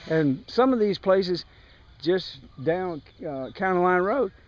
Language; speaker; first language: English; native; English